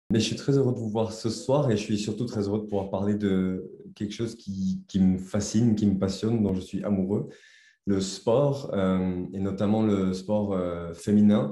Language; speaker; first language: French; native; French